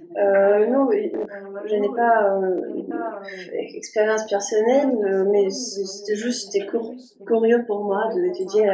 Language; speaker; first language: French; non-native, fluent; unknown